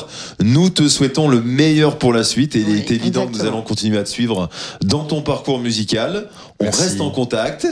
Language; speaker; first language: French; native; French